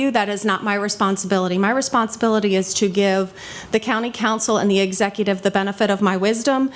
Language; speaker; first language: English; native; English